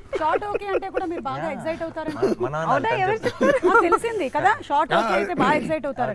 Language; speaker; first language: Telugu; native; Telugu